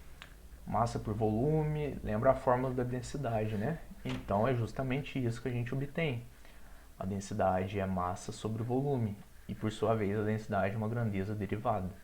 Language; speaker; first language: Portuguese; native; Portuguese